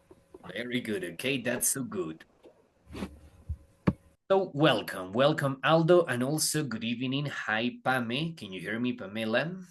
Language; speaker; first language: English; non-native, fluent; Spanish